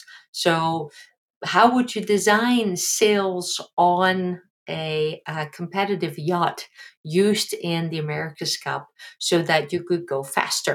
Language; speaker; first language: English; non-native, fluent; Dutch